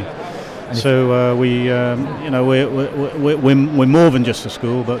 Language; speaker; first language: English; native; English